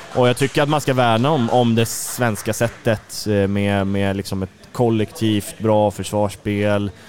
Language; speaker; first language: Swedish; native; Swedish